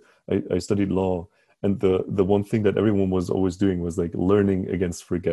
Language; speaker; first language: English; non-native, fluent; German